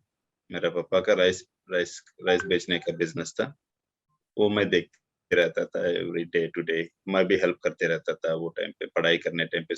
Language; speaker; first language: Hindi; non-native, local second language; Telugu